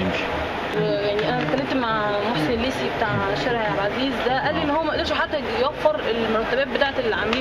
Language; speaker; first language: Arabic; native; Arabic